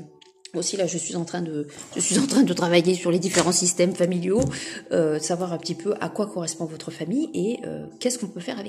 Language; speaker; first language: French; native; French